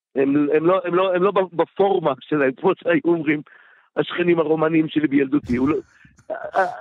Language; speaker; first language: Hebrew; native; Hebrew